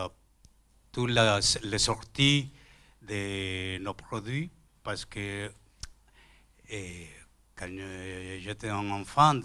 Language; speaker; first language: French; non-native, learner; Spanish